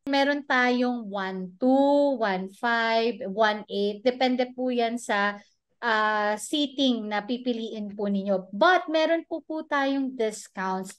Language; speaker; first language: Filipino; non-native, local second language; Hiligaynon